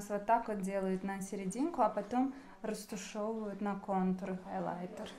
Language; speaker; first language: Russian; non-native, local second language; Uzbek